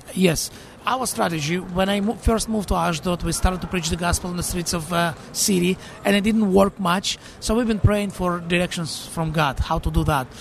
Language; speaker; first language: English; non-native, fluent; Russian